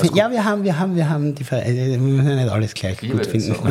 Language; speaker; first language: German; native; German